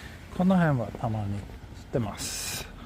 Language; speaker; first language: Japanese; non-native, fluent; Swedish